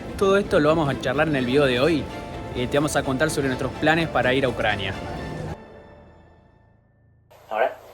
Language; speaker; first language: Spanish; native; Spanish